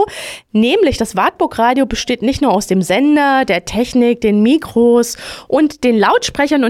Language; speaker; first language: German; native; German